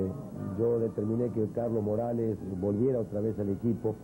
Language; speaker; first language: Spanish; native; Spanish